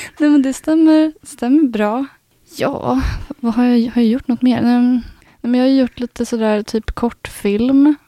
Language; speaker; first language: Swedish; native; Swedish